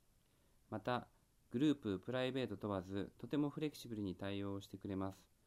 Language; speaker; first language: Japanese; native; Japanese